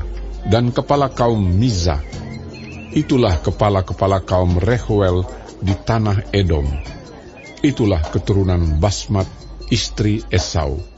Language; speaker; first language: Indonesian; native; Indonesian